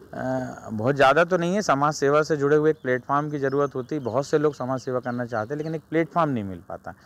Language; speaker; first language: Hindi; native; Hindi